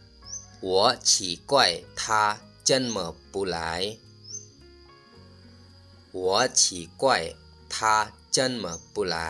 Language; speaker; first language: Chinese; non-native, fluent; Lao